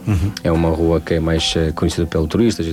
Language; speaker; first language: Portuguese; non-native, fluent; Tajik